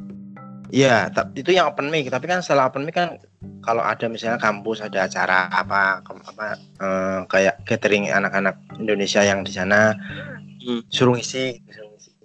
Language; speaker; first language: Indonesian; native; Indonesian